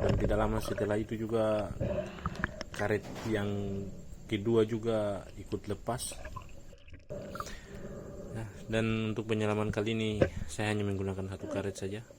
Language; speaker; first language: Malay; non-native, local second language; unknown